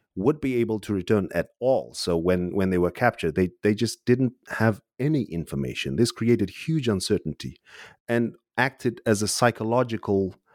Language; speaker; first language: English; non-native, fluent; Uzbek